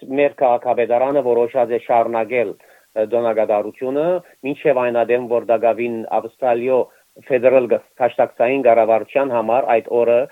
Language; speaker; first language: Armenian; early bilingual, heritage; Armenian